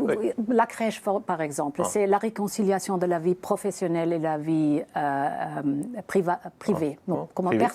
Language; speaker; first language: French; non-native, fluent; German